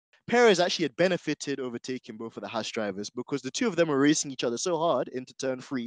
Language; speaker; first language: English; native; English